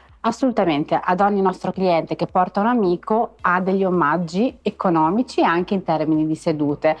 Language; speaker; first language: Italian; early bilingual, other home language; Arabic